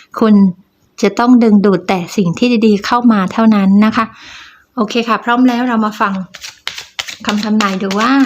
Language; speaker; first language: Thai; native; Thai